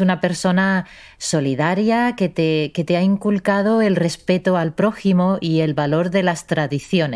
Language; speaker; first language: Spanish; native; Spanish